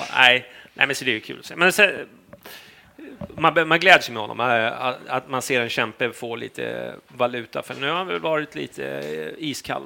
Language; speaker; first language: Swedish; native; Swedish